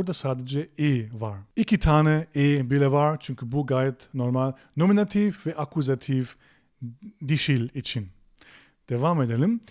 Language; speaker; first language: Turkish; non-native, fluent; German